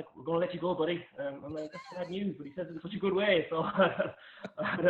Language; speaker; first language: English; native; English